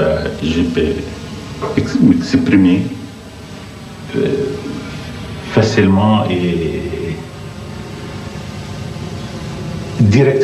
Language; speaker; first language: French; non-native, fluent; Arabic